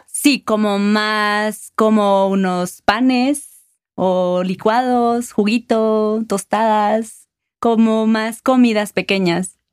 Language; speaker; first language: Spanish; native; Spanish